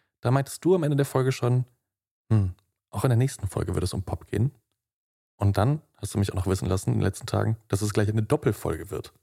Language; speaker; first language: German; native; German